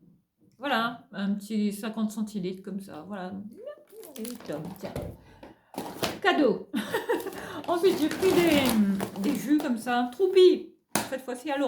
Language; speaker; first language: French; native; French